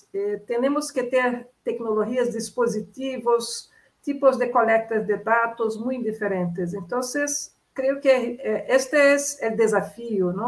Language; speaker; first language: Portuguese; non-native, learner; Spanish